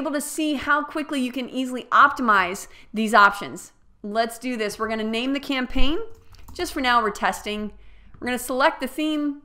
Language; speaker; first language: English; native; English